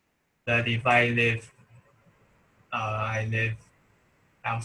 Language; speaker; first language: English; non-native, learner; Chinese